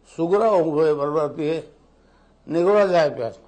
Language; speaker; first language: Hindi; native; Hindi